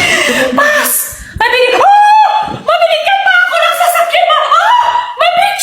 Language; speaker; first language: Filipino; non-native, learner; Chinese